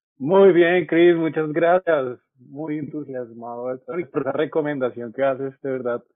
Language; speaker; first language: Spanish; native; Spanish